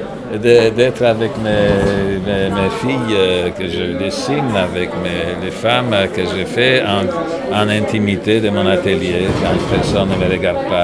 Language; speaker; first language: French; non-native, fluent; Polish